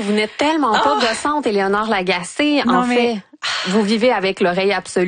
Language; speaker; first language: French; native; French